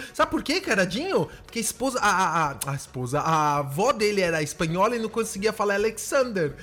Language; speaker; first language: Portuguese; native; Portuguese